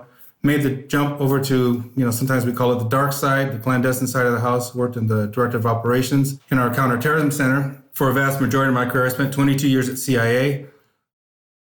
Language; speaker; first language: English; native; English